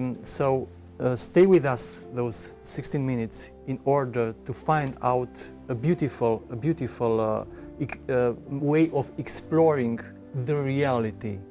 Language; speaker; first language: English; non-native, fluent; Romanian